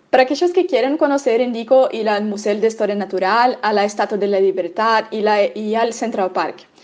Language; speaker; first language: Spanish; non-native, fluent; Portuguese